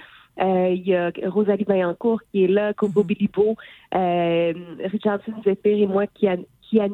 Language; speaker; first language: French; native; French